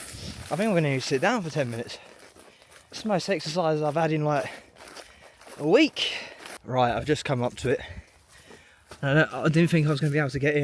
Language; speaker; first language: English; native; English